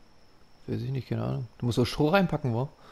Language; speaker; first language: German; native; German